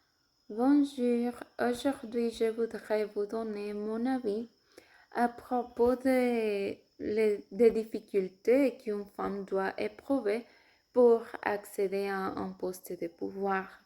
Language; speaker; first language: French; non-native, fluent; Spanish